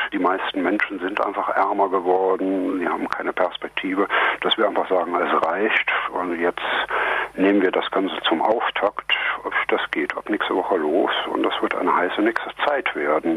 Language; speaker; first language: German; native; German